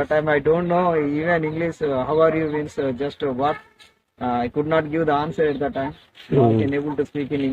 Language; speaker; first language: English; non-native, learner; Telugu